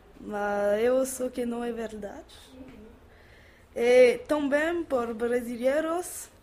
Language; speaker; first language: Portuguese; non-native, learner; French